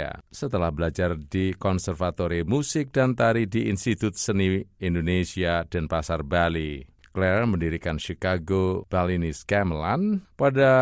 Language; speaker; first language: Indonesian; native; Indonesian